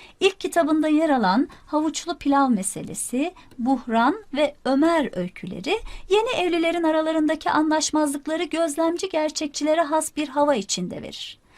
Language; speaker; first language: Turkish; native; Turkish